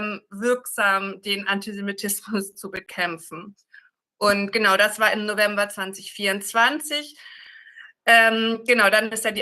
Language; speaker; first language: German; native; German